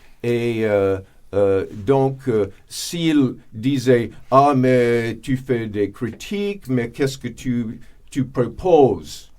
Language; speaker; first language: French; non-native, fluent; English